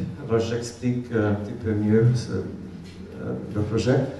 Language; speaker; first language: French; non-native, fluent; Hungarian